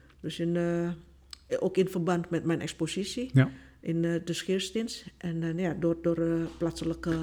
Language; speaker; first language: Dutch; non-native, fluent; Indonesian